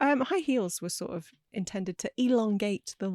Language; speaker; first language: English; native; English